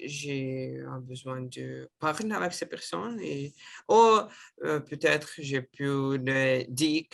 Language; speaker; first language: French; non-native, learner; Russian